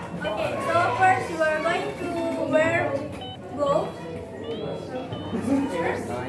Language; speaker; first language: English; non-native, learner; Indonesian